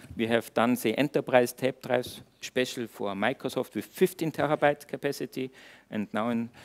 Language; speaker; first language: English; non-native, fluent; German